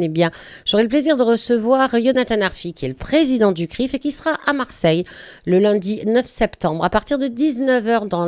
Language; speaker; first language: French; native; French